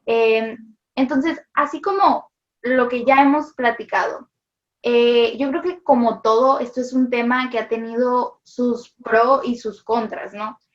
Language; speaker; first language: Spanish; native; Spanish